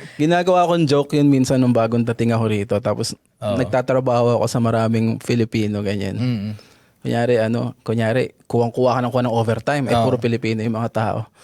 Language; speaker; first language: Filipino; native; Filipino